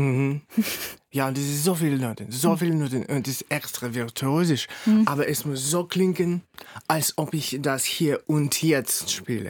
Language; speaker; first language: German; non-native, fluent; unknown